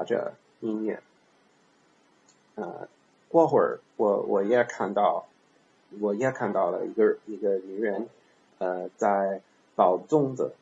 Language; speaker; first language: Chinese; non-native, learner; English